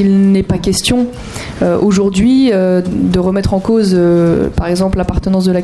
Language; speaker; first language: French; native; French